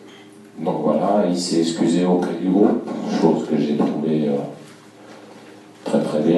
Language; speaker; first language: French; native; French